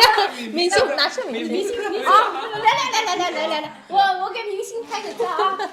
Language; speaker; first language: Chinese; non-native, learner; Indonesian